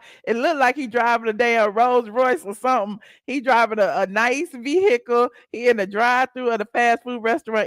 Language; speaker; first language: English; native; English